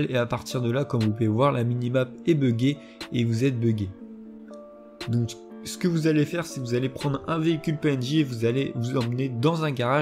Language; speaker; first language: French; native; French